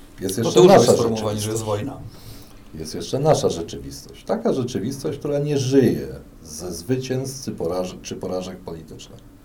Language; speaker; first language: Polish; native; Polish